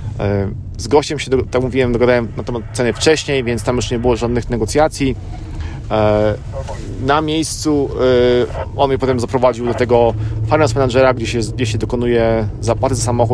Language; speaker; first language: Polish; native; Polish